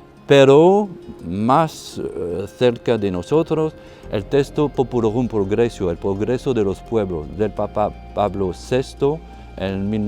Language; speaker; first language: Spanish; non-native, fluent; French